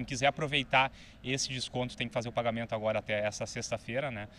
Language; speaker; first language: Portuguese; native; Portuguese